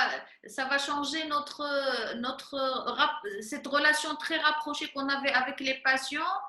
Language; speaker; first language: French; non-native, local second language; Arabic